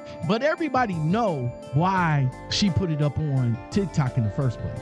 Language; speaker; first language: English; native; English